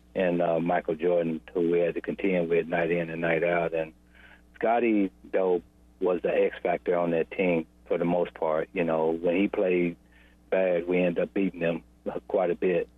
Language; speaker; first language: English; native; English